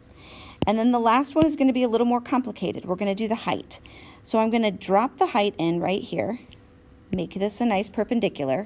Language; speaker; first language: English; native; English